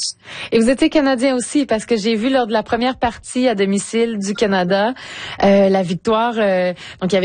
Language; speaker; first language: French; native; French